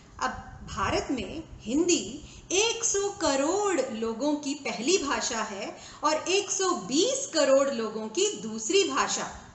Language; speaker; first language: Hindi; non-native, local second language; Tamil